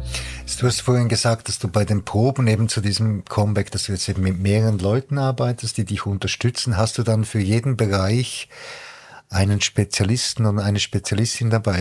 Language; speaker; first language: German; native; German